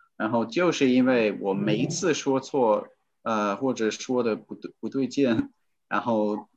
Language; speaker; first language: Chinese; non-native, fluent; English